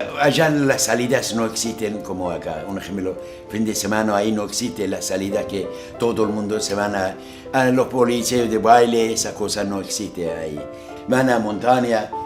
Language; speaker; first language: Spanish; non-native, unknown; Azerbaijani